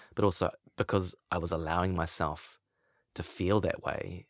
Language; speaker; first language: English; native; English